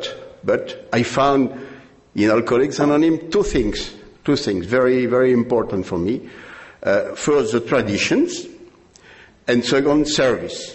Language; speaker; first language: English; non-native, learner; French